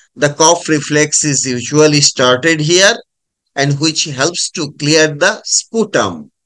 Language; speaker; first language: English; non-native, local second language; Bangla